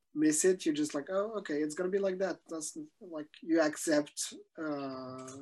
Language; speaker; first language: English; non-native, fluent; French